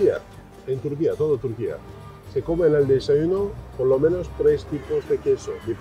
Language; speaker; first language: Spanish; non-native, fluent; Turkish